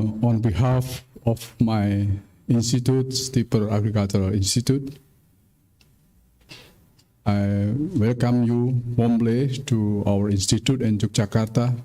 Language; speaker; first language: English; non-native, fluent; Indonesian